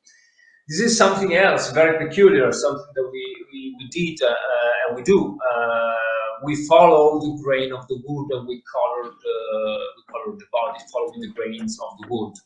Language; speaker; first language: English; non-native, fluent; Italian